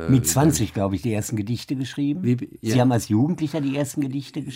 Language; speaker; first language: German; native; German